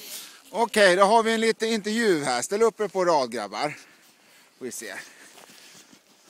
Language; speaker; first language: Swedish; native; Swedish